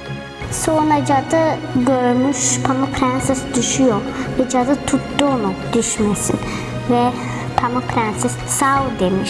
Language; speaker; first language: Turkish; early bilingual, heritage; Turkish